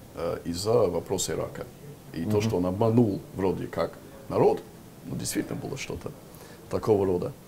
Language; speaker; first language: Russian; non-native, fluent; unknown